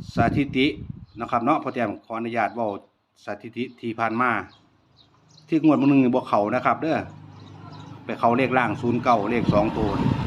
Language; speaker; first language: Thai; native; Thai